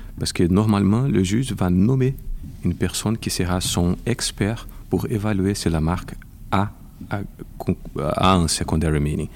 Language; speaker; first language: French; non-native, fluent; Portuguese